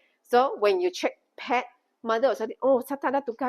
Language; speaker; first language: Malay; non-native, local second language; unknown